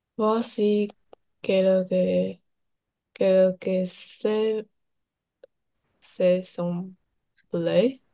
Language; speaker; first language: French; non-native, learner; Chinese